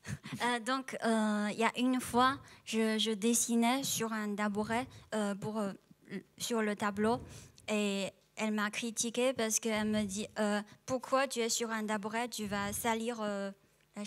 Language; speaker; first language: French; non-native, fluent; Chinese